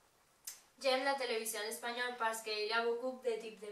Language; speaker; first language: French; non-native, learner; Spanish